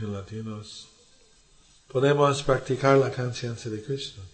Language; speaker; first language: Spanish; non-native, learner; English